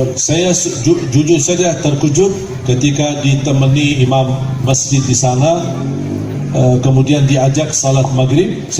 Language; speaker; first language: Malay; non-native, fluent; Arabic